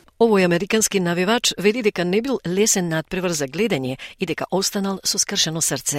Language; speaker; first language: Macedonian; native; Macedonian